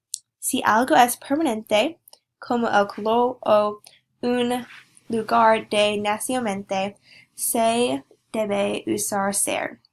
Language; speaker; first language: Spanish; non-native, learner; English